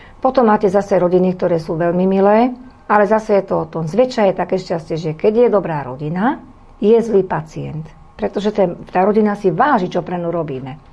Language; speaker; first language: Slovak; native; Slovak